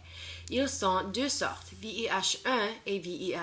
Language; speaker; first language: French; non-native, learner; English